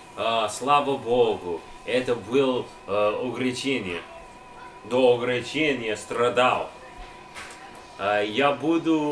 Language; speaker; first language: Russian; non-native, learner; English